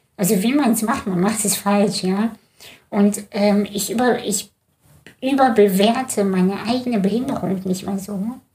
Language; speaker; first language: German; early bilingual, other home language; Russian